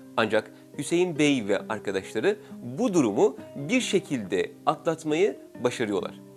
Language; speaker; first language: Turkish; native; Turkish